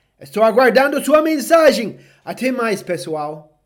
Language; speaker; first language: Portuguese; non-native, fluent; English